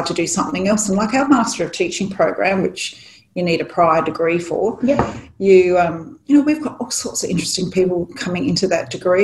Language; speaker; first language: English; native; English